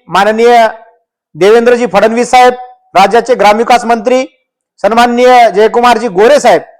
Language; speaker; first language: Marathi; non-native, local second language; Lambadi